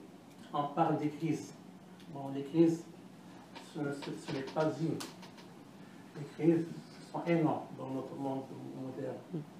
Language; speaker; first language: French; non-native, learner; Arabic